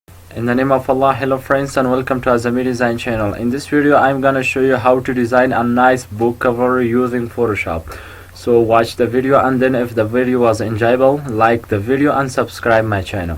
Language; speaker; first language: English; non-native, fluent; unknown